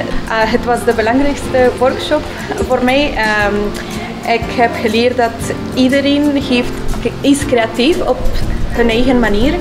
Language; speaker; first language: Dutch; non-native, learner; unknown